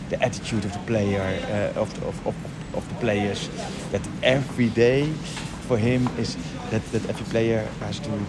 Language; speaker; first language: English; non-native, learner; Dutch